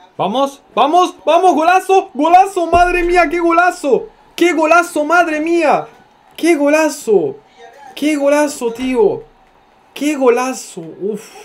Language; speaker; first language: Spanish; non-native, fluent; Turkish